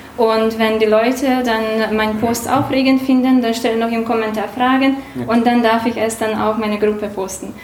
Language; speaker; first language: German; non-native, fluent; Hungarian